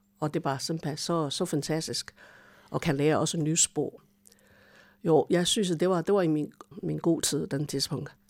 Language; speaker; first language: Danish; non-native, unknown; Chinese